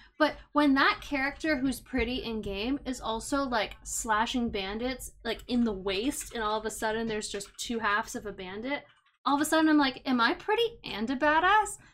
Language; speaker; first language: English; native; English